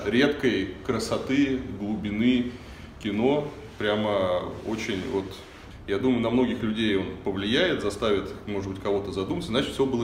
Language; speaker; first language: Russian; native; Russian